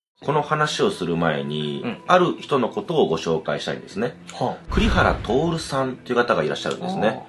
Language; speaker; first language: Japanese; native; Japanese